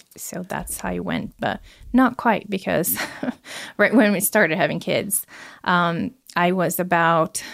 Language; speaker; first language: English; non-native, fluent; Portuguese